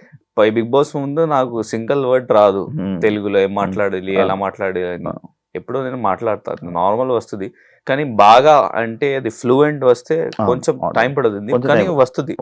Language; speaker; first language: Telugu; non-native, learner; Hindi